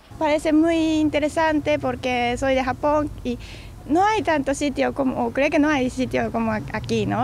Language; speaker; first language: Spanish; non-native, learner; Japanese